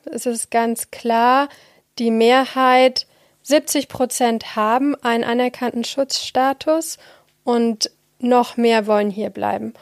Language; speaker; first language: German; native; German